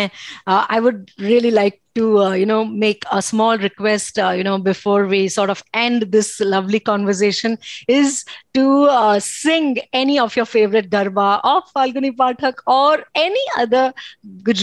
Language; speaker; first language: English; non-native, local second language; Gujarati